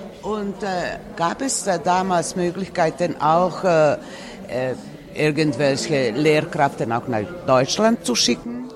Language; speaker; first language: German; non-native, fluent; Serbian